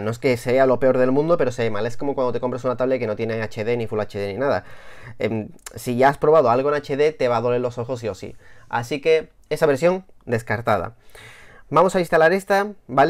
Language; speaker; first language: Spanish; native; Spanish